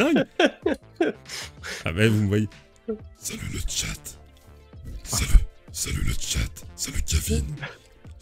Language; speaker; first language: French; native; French